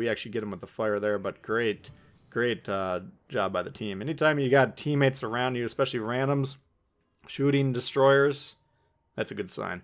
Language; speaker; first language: English; native; English